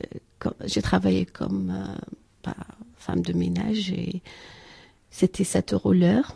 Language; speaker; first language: French; non-native, learner; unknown